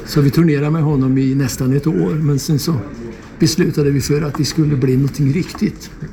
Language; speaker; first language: Swedish; native; Swedish